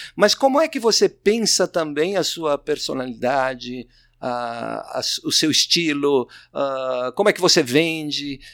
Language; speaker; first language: Portuguese; native; Portuguese